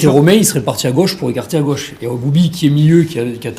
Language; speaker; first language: French; native; French